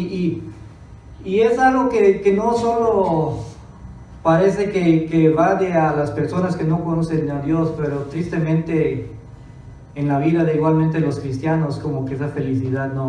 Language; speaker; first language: Spanish; early bilingual, other home language; English